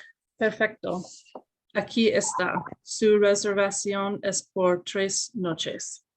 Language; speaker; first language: Spanish; non-native, learner; English